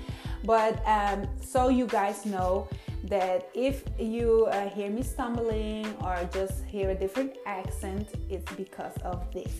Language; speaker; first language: English; non-native, fluent; Dutch